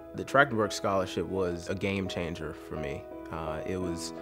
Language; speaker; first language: English; native; English